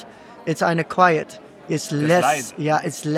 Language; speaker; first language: German; non-native, learner; Dutch